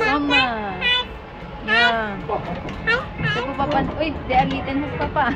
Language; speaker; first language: Norwegian; non-native, learner; Filipino